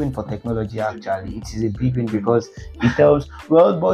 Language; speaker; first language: English; non-native, local second language; Yoruba